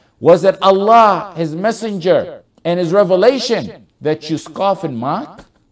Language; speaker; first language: English; early bilingual, other home language; Arabic